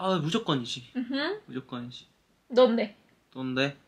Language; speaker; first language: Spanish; non-native, learner; Korean